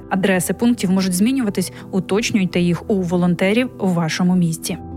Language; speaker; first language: Ukrainian; native; Ukrainian